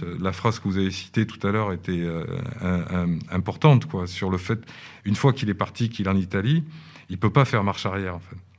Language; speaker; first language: French; native; French